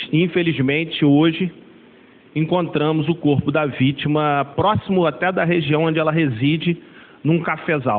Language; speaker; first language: Portuguese; native; Portuguese